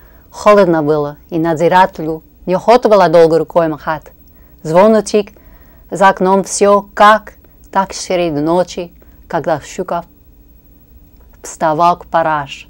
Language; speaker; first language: Russian; non-native, fluent; English